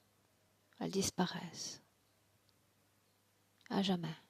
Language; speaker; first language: French; native; French